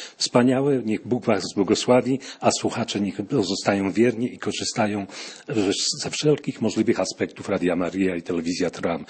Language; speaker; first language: Polish; native; Polish